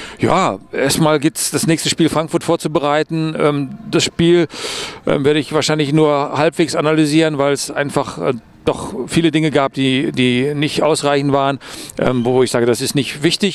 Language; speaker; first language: German; native; German